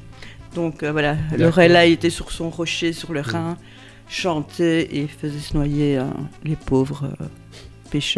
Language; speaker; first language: French; native; French